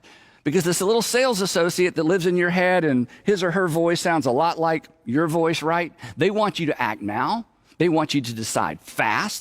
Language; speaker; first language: English; native; English